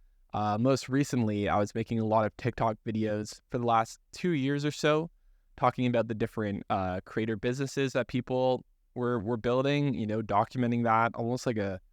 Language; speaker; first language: English; native; English